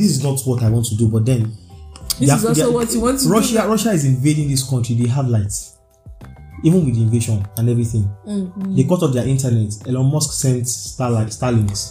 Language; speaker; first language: English; non-native, local second language; Yoruba